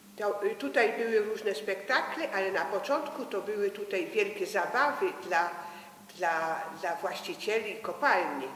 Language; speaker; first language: Polish; early bilingual, heritage; French